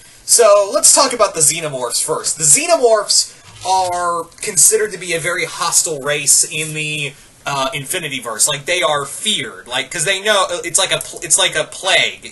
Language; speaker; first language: English; native; English